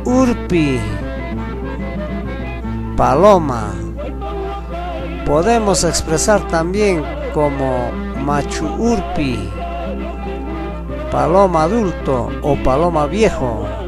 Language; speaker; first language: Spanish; non-native, local second language; Quechua